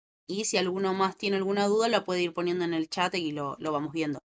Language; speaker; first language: Spanish; native; Spanish